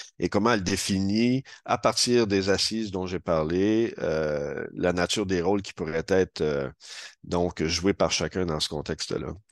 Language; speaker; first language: French; native; French